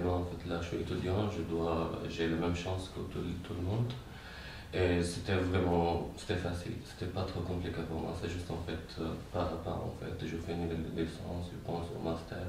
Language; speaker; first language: French; non-native, fluent; Arabic